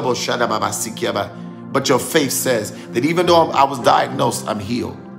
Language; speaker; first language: English; native; English